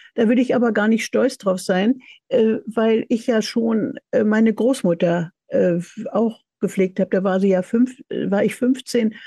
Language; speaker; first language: German; native; German